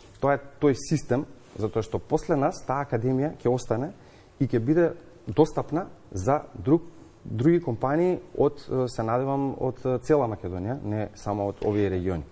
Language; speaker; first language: Macedonian; native; Macedonian